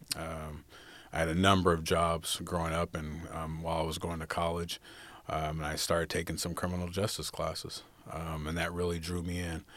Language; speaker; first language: English; native; English